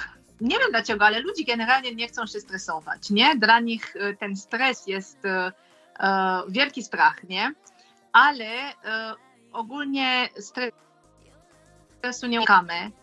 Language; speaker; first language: Polish; non-native, fluent; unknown